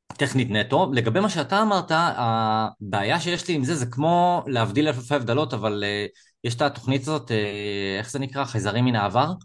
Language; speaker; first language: Hebrew; native; Hebrew